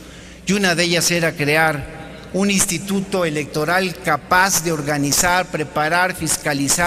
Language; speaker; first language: Spanish; native; Spanish